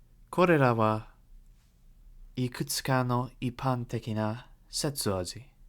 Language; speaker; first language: Japanese; non-native, learner; English